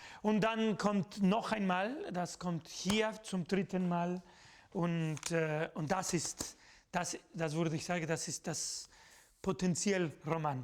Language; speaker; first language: German; non-native, fluent; Spanish